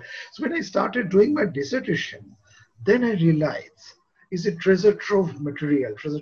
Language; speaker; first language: English; non-native, local second language; Bangla